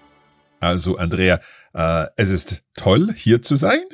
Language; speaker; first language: German; non-native, learner; English